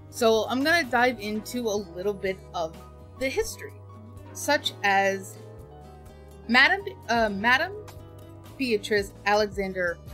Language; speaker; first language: English; native; English